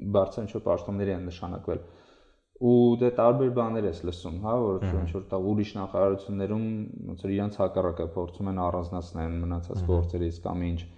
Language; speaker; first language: Armenian; native; Armenian